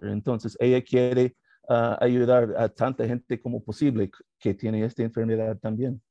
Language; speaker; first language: Spanish; non-native, learner; English